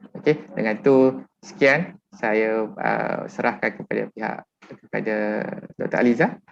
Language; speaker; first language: Malay; native; Malay